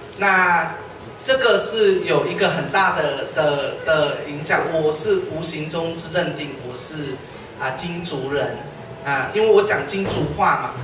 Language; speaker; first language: Chinese; non-native, fluent; Vietnamese